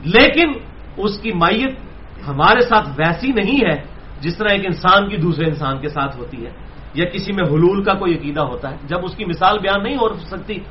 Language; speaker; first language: Urdu; non-native, local second language; Punjabi